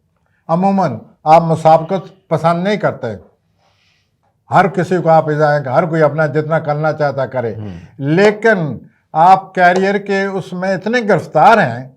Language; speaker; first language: Urdu; native; Urdu